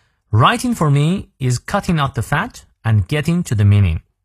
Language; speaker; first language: English; non-native, fluent; Chinese